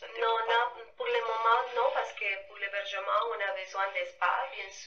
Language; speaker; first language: French; non-native, fluent; Spanish